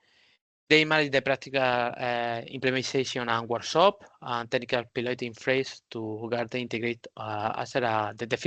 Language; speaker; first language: English; non-native, learner; Spanish